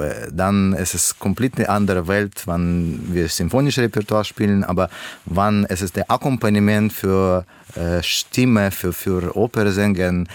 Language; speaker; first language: German; non-native, learner; Russian